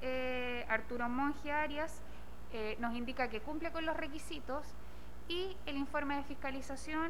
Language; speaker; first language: Spanish; native; Spanish